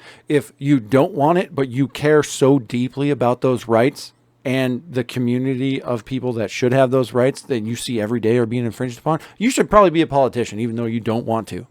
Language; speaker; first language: English; native; English